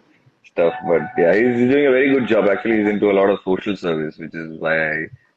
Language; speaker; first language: English; non-native, local second language; Tamil